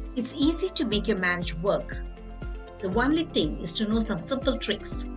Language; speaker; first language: English; non-native, local second language; Tamil